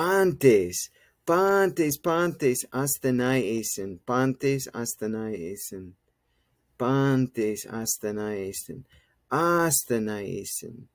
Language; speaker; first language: Greek; non-native, fluent; English